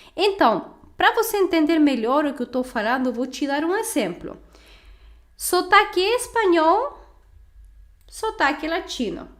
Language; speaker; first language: Portuguese; non-native, fluent; Spanish